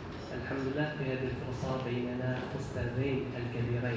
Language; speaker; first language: Arabic; non-native, fluent; Indonesian